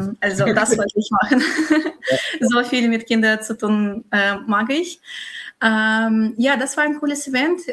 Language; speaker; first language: German; non-native, fluent; Russian